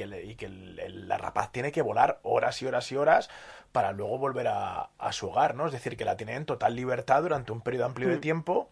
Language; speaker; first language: Spanish; native; Spanish